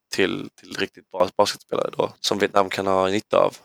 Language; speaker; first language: Swedish; native; Swedish